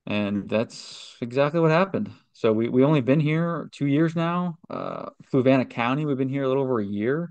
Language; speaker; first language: English; native; English